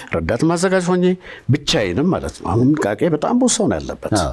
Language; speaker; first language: Amharic; native; Amharic